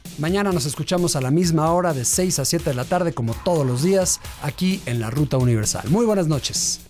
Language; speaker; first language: Spanish; native; Spanish